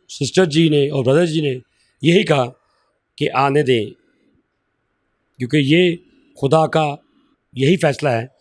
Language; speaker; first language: Urdu; non-native, local second language; Punjabi